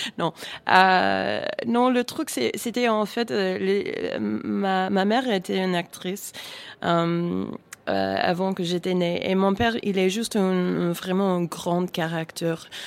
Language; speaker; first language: French; non-native, fluent; English